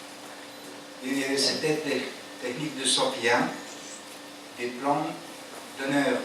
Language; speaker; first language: French; non-native, learner; Bulgarian